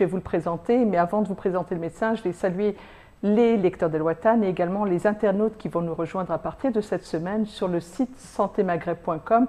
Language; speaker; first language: French; native; French